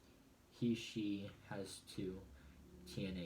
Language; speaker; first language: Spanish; non-native, learner; English